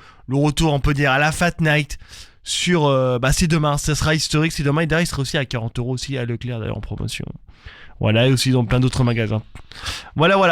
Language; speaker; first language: French; native; French